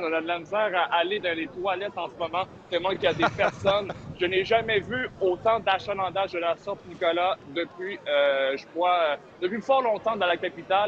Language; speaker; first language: French; native; French